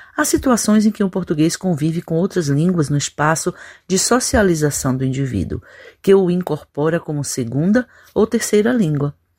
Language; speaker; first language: Portuguese; native; Portuguese